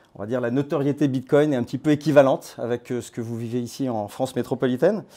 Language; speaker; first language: French; native; French